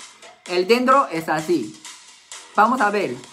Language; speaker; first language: Spanish; non-native, learner; Chinese